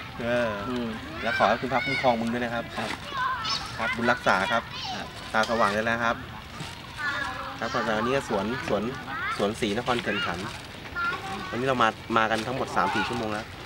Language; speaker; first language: Thai; native; Thai